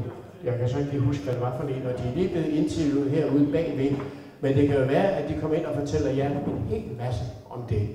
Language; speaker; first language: Danish; native; Danish